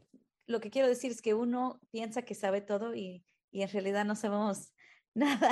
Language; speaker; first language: Spanish; early bilingual, heritage; Spanish